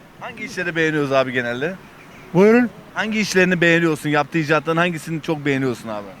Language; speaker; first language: Turkish; native; Turkish